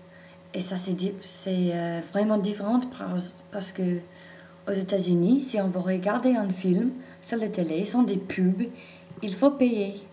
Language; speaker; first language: French; non-native, fluent; English